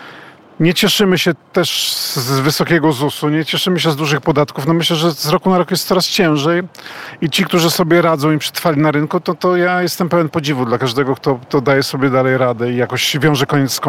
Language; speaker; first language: Polish; native; Polish